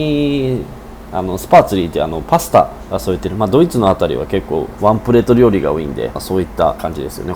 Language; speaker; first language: Japanese; native; Japanese